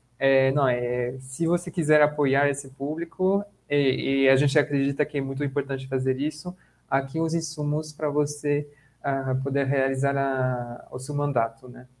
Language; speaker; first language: Portuguese; non-native, fluent; French